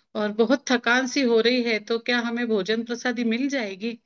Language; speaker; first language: Hindi; non-native, local second language; Marathi